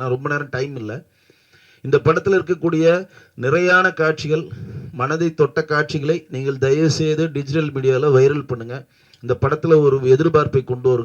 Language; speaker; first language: Tamil; native; Tamil